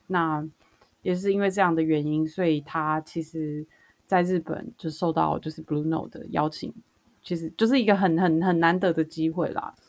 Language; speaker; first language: Chinese; native; Chinese